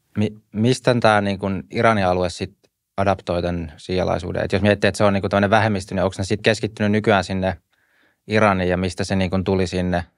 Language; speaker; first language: Finnish; native; Finnish